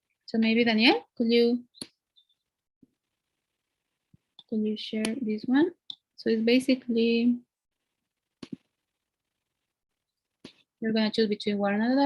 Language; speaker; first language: English; non-native, fluent; Spanish